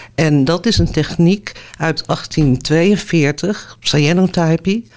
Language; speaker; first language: Dutch; native; Dutch